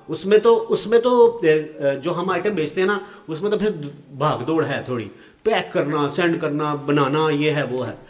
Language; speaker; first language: Urdu; non-native, local second language; Punjabi